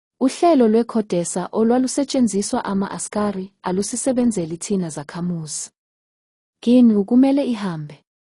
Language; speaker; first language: Zulu; native; Zulu